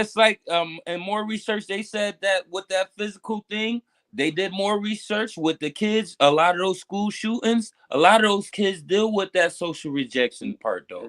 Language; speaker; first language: English; native; English